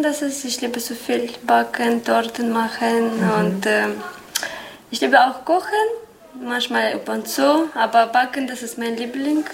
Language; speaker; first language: German; non-native, learner; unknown